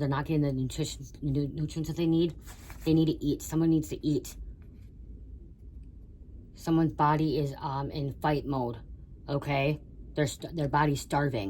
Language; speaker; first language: English; native; English